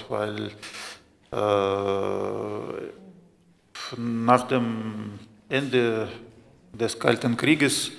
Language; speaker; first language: German; non-native, fluent; Russian